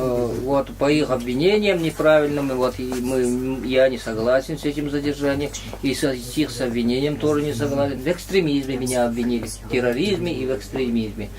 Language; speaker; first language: Russian; native; Russian